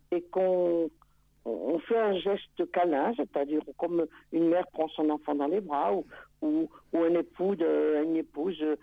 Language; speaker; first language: French; native; French